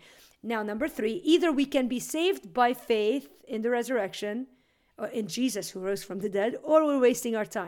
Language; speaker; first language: English; native; English